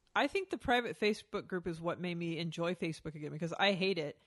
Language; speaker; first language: English; native; English